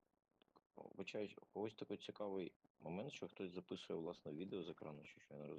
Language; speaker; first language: Ukrainian; native; Ukrainian